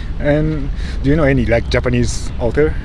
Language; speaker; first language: English; non-native, fluent; Japanese